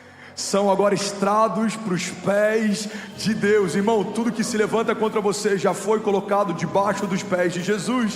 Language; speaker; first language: Portuguese; native; Portuguese